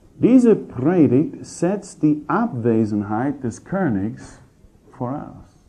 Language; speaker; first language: German; non-native, fluent; English